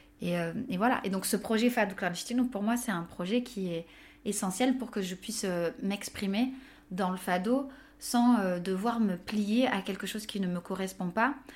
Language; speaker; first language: French; native; French